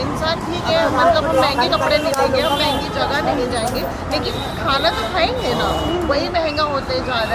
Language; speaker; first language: Hindi; native; Hindi